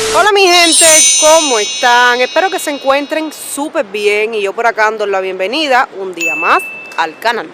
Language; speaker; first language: Spanish; native; Spanish